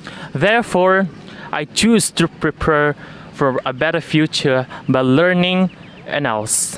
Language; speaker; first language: English; non-native, learner; Indonesian